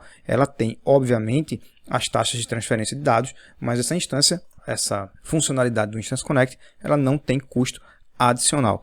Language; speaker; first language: Portuguese; native; Portuguese